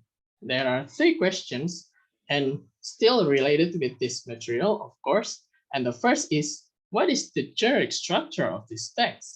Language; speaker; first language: English; non-native, fluent; Indonesian